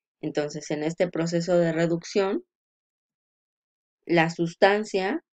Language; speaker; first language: Spanish; native; Spanish